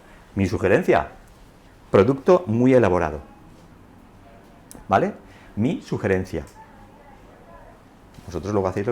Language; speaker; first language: Spanish; native; Spanish